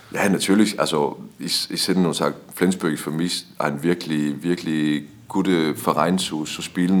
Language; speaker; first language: German; non-native, learner; Danish